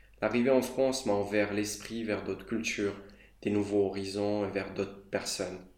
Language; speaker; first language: French; non-native, fluent; Romanian